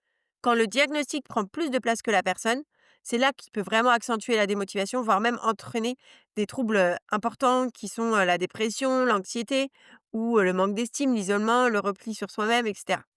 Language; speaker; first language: French; native; French